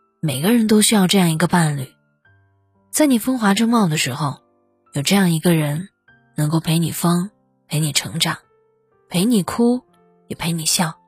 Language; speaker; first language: Chinese; native; Chinese